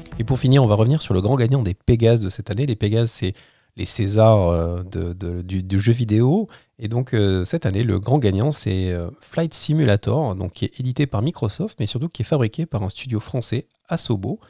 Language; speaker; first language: French; native; French